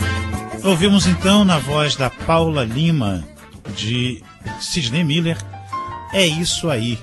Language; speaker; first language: Portuguese; native; Portuguese